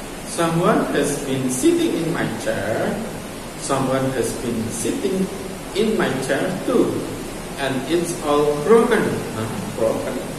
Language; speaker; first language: English; non-native, fluent; Javanese